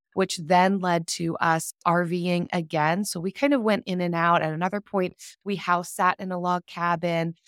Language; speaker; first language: English; native; English